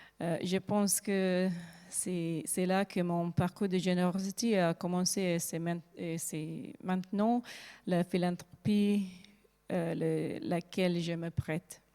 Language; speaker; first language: French; non-native, learner; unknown